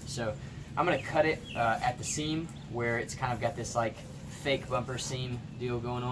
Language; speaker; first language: English; native; English